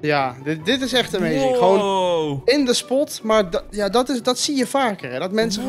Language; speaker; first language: Dutch; native; Dutch